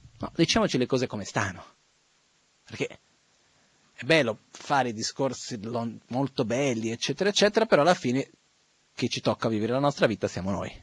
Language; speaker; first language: Italian; non-native, fluent; Portuguese